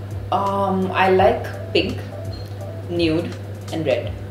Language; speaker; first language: English; non-native, local second language; Sindhi